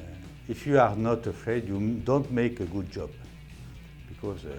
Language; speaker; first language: English; non-native, learner; French